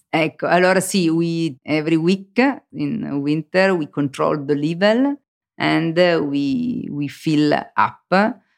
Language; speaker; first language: English; non-native, learner; Italian